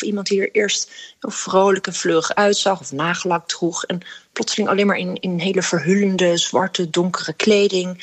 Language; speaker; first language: Dutch; native; Dutch